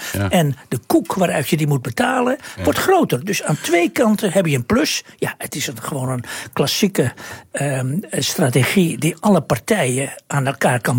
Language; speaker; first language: Dutch; native; Dutch